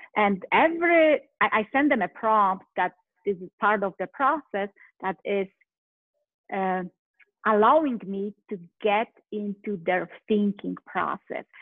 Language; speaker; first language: English; non-native, fluent; Polish